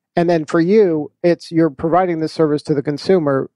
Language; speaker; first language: English; native; English